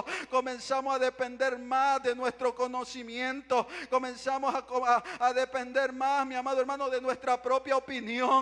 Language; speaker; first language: Spanish; native; Spanish